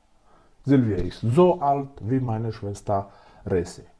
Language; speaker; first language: German; non-native, fluent; Macedonian